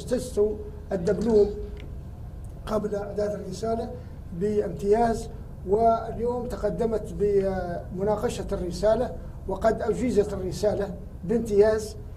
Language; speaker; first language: Arabic; native; Arabic